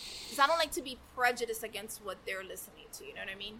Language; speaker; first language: English; early bilingual, other home language; Spanish